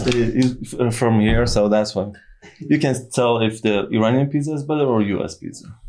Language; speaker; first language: English; non-native, fluent; Persian